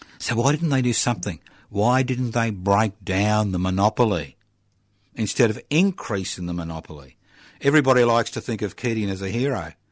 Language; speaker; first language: English; early bilingual, other home language; Italian